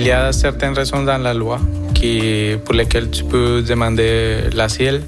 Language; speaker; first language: French; non-native, fluent; Spanish